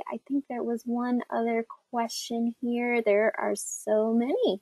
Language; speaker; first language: English; native; English